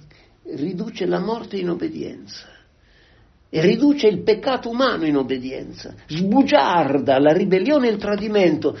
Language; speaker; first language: Italian; native; Italian